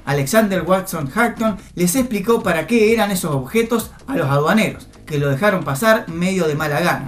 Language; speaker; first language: Spanish; native; Spanish